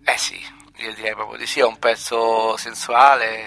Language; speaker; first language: Italian; native; Italian